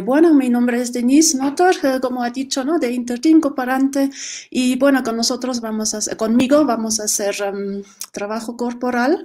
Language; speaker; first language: Spanish; non-native, fluent; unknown